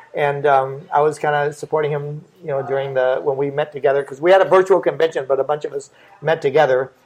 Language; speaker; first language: English; native; English